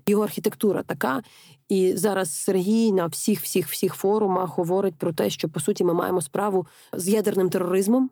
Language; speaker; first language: Ukrainian; native; Ukrainian